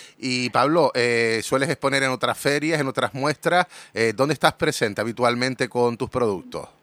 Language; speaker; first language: Spanish; native; Spanish